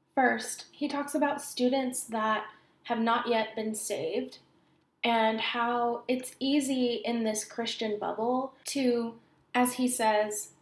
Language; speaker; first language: English; native; English